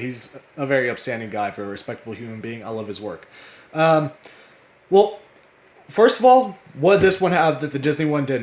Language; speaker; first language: English; native; English